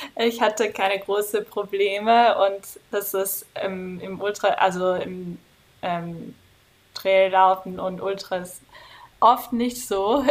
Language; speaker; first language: German; non-native, fluent; English